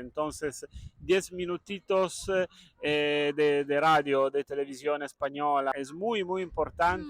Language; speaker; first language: Spanish; non-native, fluent; Italian